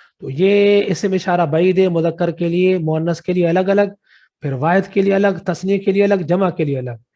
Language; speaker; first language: Urdu; non-native, local second language; Sindhi